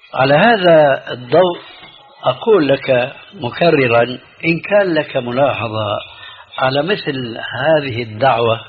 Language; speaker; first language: Arabic; early bilingual, other home language; Albanian